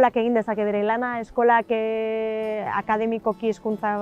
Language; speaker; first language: Basque; native; Basque